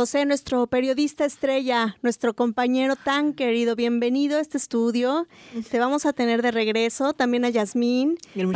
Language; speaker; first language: Spanish; native; Spanish